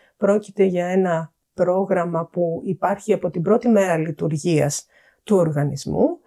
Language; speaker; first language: Greek; native; Greek